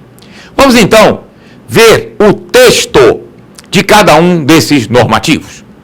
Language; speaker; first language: Portuguese; native; Portuguese